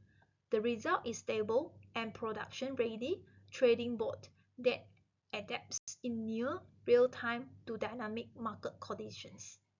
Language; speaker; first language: English; non-native, local second language; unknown